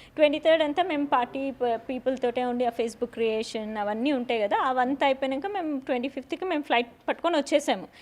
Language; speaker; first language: Telugu; native; Telugu